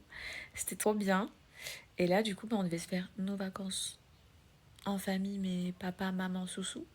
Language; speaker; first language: French; native; French